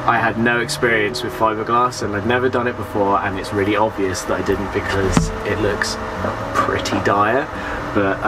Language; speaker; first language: English; native; English